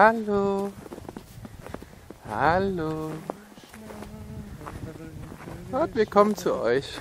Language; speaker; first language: German; native; German